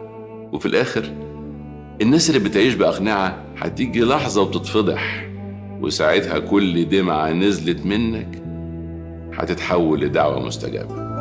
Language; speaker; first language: Arabic; native; Arabic